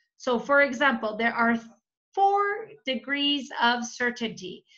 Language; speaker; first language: English; non-native, fluent; Spanish